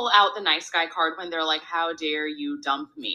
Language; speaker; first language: English; native; English